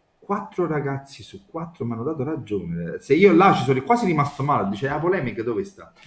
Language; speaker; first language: Italian; native; Italian